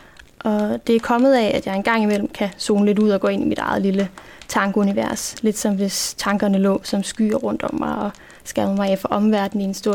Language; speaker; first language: Danish; native; Danish